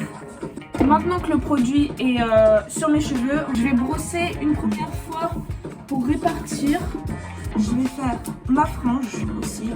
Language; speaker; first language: French; native; French